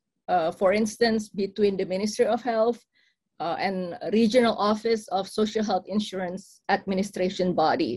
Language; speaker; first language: English; non-native, fluent; Indonesian